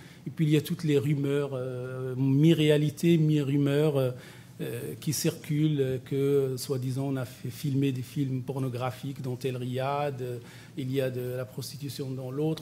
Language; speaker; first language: French; non-native, local second language; Arabic